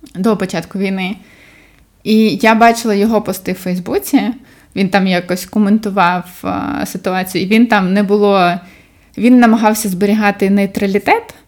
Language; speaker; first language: Ukrainian; non-native, local second language; Russian